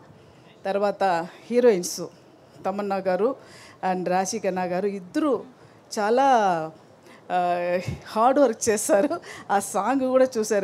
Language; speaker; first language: Telugu; non-native, learner; Tamil